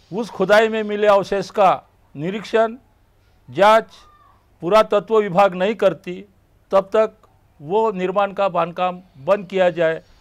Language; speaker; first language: Hindi; non-native, local second language; Marathi